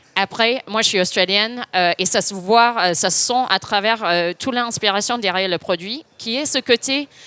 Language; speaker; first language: French; non-native, fluent; English